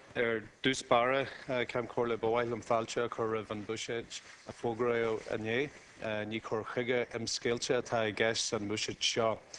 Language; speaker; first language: Irish; non-native, local second language; English